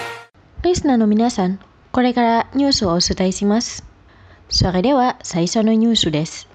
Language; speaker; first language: Japanese; non-native, fluent; Indonesian